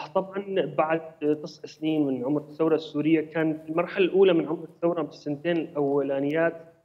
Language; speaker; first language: Arabic; native; Arabic